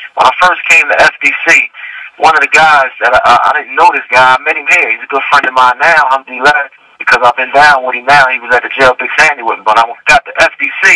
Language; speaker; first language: English; native; English